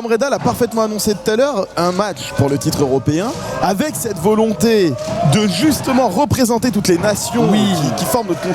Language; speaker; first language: French; native; French